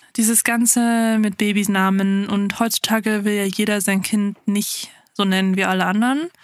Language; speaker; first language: German; early bilingual, other home language; Afrikaans